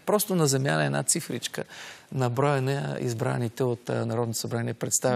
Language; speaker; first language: Bulgarian; native; Bulgarian